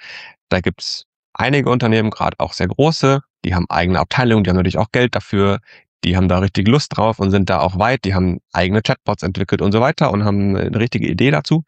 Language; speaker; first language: German; native; German